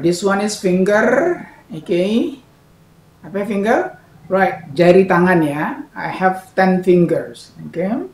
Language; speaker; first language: English; non-native, fluent; Indonesian